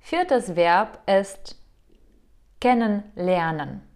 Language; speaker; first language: German; non-native, fluent; Czech